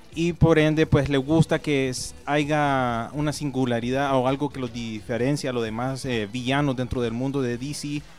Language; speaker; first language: Spanish; native; Spanish